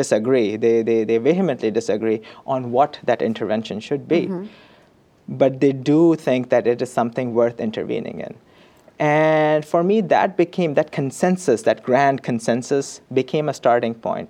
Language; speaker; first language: English; non-native, local second language; Urdu